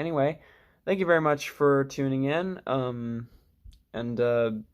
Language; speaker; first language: English; native; English